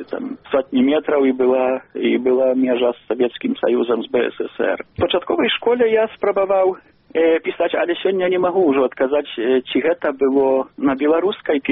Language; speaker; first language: Belarusian; non-native, local second language; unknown